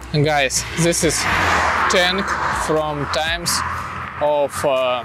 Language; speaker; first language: English; non-native, learner; Russian